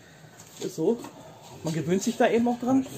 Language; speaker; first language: German; native; German